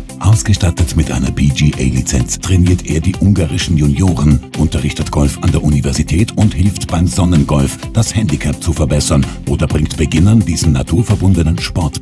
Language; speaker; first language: German; native; German